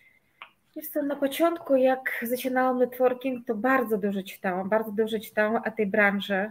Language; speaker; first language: Polish; non-native, fluent; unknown